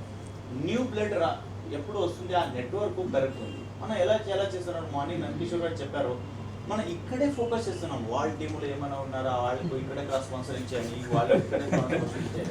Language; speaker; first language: Telugu; non-native, learner; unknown